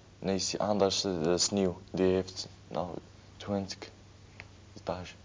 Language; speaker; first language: Dutch; non-native, learner; Arabic